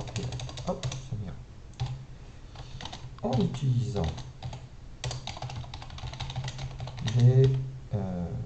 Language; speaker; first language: French; native; French